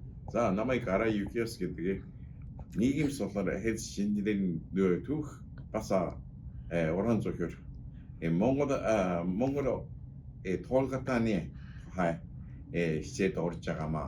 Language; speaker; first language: Mongolian; non-native, learner; Japanese